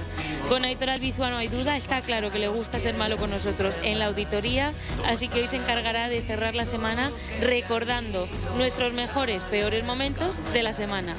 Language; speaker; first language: Spanish; native; Spanish